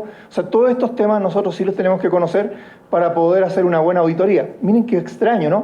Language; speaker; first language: Spanish; native; Spanish